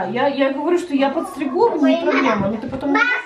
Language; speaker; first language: Russian; native; Russian